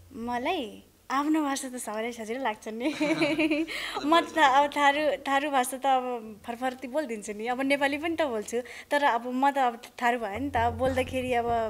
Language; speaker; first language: Nepali; non-native, local second language; Dangaura Tharu